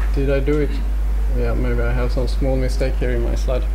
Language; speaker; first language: English; non-native, fluent; Swedish